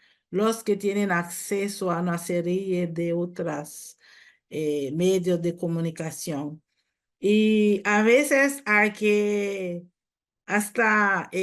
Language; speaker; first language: Spanish; non-native, fluent; Haitian Creole